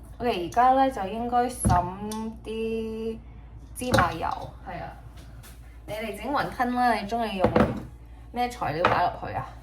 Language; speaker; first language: Cantonese; early bilingual, heritage; Cantonese